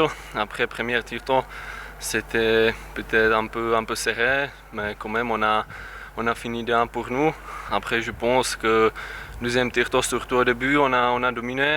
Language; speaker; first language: French; non-native, fluent; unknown